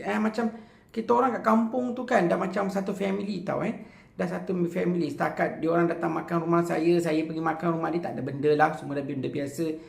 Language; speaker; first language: Malay; non-native, local second language; Tamil